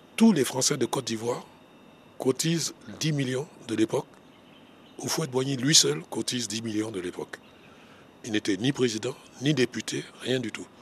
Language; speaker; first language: French; non-native, local second language; Baoulé